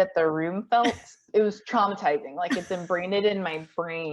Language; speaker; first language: English; native; English